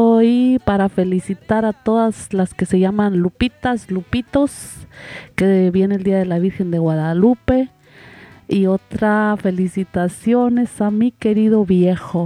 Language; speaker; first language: Spanish; native; Spanish